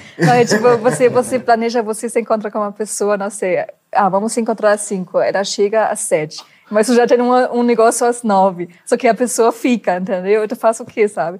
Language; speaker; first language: Portuguese; non-native, fluent; German